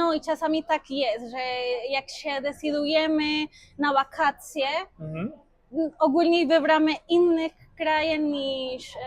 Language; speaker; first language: Polish; non-native, fluent; Spanish